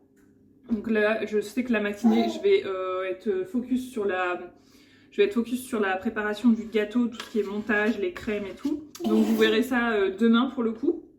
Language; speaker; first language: French; native; French